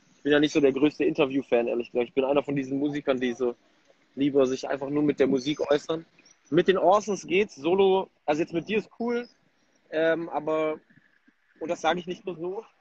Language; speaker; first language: German; early bilingual, other home language; Polish